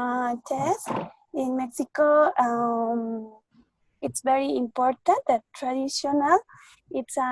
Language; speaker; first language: English; non-native, learner; Spanish